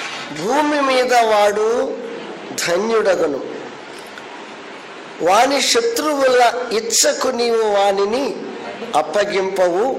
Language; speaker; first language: Telugu; native; Telugu